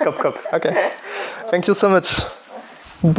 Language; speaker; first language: English; non-native, learner; French